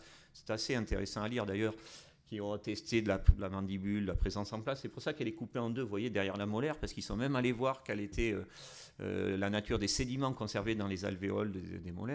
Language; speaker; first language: French; native; French